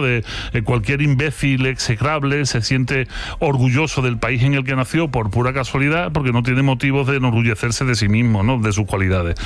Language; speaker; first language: Spanish; native; Spanish